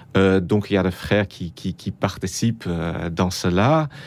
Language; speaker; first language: French; non-native, fluent; Dutch